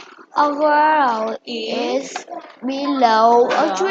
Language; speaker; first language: English; non-native, learner; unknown